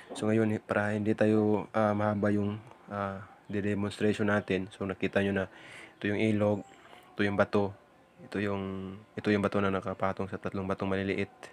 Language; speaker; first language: Filipino; non-native, local second language; Cebuano